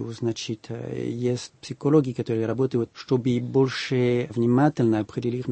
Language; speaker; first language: Russian; non-native, fluent; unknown